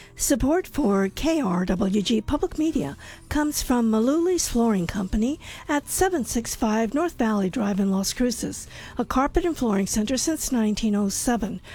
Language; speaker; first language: English; native; English